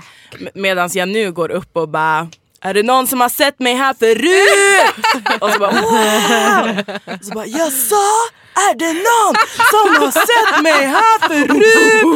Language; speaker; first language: Swedish; native; Swedish